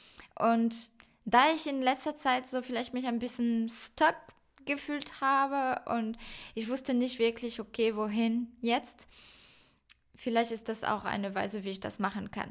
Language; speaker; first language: German; non-native, fluent; French